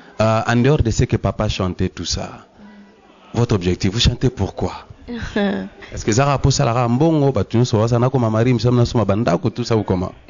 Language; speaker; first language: French; non-native, local second language; Lingala